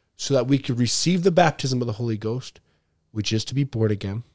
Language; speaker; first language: English; native; English